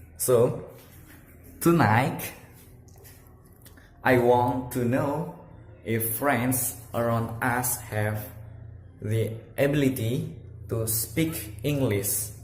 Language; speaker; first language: English; non-native, learner; Indonesian